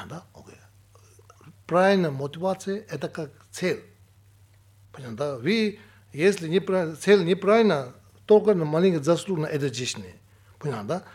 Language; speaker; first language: Russian; non-native, learner; Tibetan